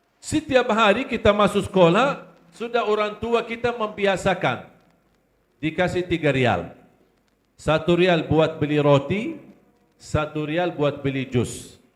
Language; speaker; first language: Malay; non-native, fluent; Arabic